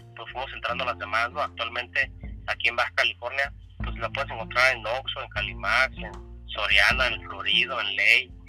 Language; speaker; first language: Spanish; native; Spanish